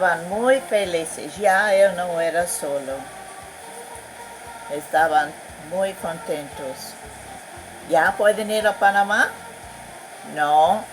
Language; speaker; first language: Spanish; non-native, fluent; English